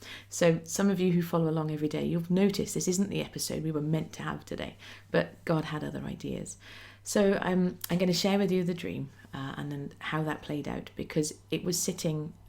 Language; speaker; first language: English; native; English